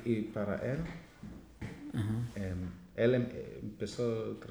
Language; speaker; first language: Spanish; non-native, learner; English